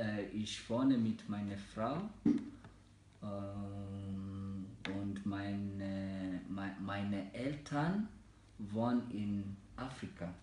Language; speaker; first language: German; non-native, learner; Swahili